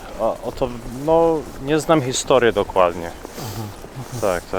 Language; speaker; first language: Polish; early bilingual, heritage; Polish